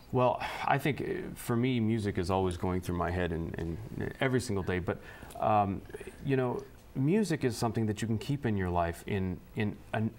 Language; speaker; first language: English; native; English